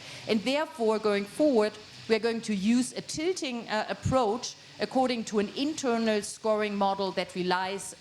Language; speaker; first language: English; non-native, fluent; German